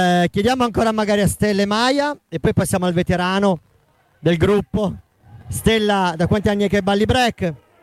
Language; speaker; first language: Italian; native; Italian